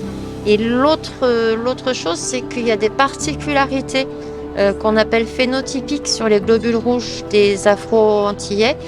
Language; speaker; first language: French; native; French